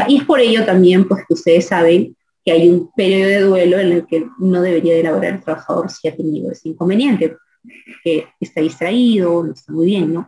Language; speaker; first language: Spanish; native; Spanish